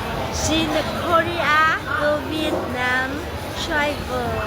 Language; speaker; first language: English; non-native, learner; Vietnamese